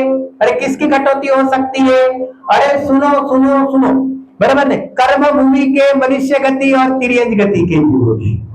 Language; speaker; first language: Hindi; non-native, local second language; Gujarati